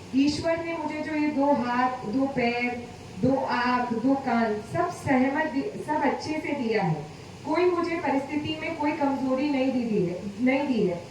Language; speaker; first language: Hindi; non-native, local second language; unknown